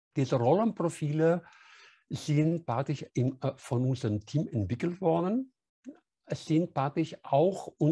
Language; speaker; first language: German; non-native, fluent; Spanish